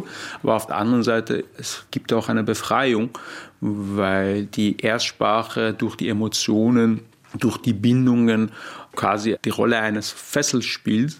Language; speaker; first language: German; non-native, fluent; Persian